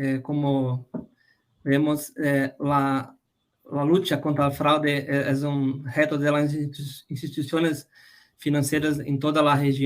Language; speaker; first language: Spanish; non-native, fluent; Portuguese